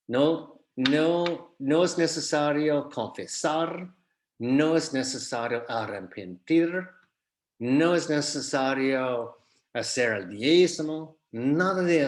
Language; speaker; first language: Spanish; non-native, fluent; English